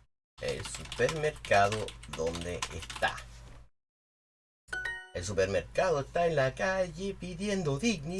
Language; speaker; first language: Spanish; non-native, learner; English